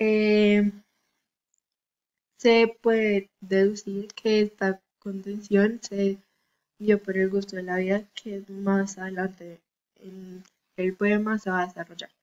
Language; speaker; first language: Spanish; native; Spanish